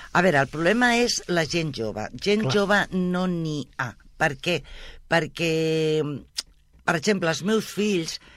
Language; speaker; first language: Catalan; non-native, local second language; Spanish